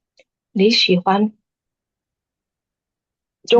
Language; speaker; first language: Chinese; non-native, learner; Indonesian